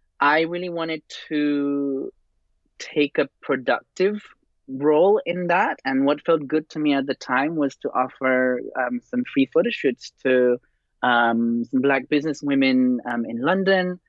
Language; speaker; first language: English; non-native, fluent; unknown